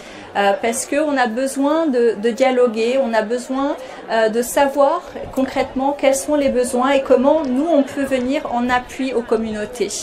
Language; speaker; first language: French; non-native, local second language; Wolof